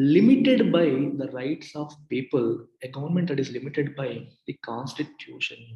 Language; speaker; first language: English; non-native, local second language; Telugu